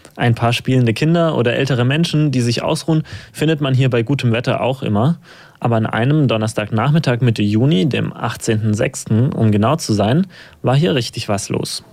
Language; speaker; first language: German; native; German